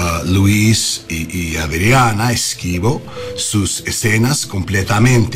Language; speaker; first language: Spanish; non-native, learner; English